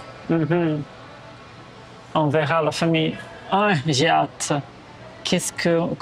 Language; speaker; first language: French; non-native, fluent; Portuguese